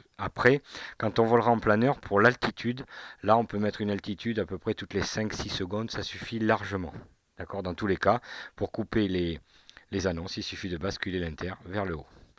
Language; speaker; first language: French; native; French